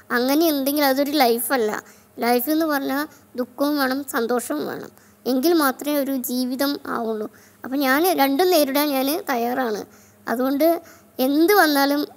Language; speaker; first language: Malayalam; native; Malayalam